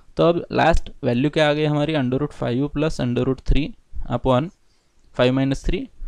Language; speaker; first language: Hindi; non-native, local second language; Marathi